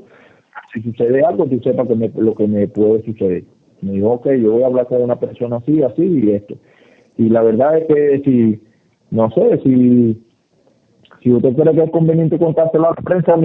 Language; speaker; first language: Spanish; native; Spanish